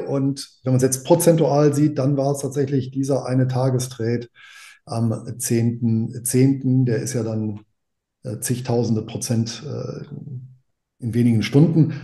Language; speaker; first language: German; native; German